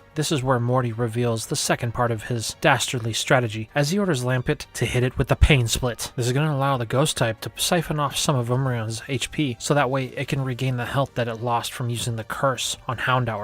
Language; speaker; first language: English; native; English